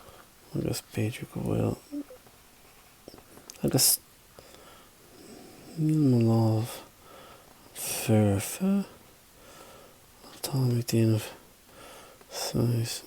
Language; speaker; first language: Irish; non-native, local second language; English